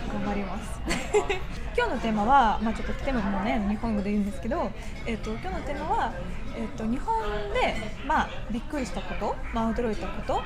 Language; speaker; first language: Japanese; non-native, fluent; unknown